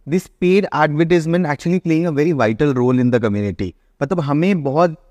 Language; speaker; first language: Hindi; native; Hindi